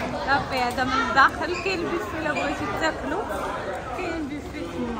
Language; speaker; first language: Arabic; native; Arabic